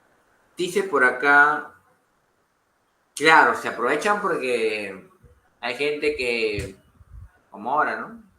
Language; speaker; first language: Spanish; native; Spanish